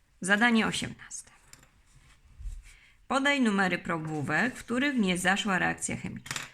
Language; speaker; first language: Polish; native; Polish